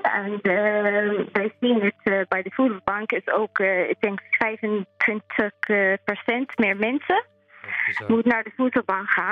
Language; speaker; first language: Dutch; non-native, learner; English